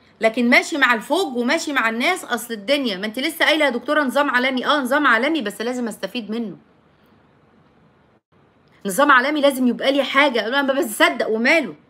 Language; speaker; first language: Arabic; native; Arabic